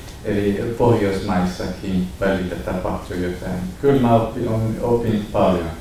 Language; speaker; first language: Finnish; non-native, fluent; Kurdish